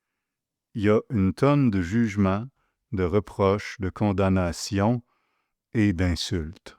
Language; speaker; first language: French; native; French